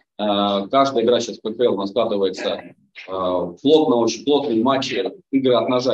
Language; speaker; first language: Russian; native; Russian